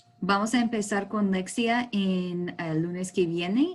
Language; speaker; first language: Spanish; non-native, learner; English